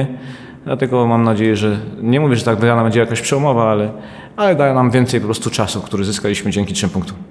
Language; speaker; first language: Polish; native; Polish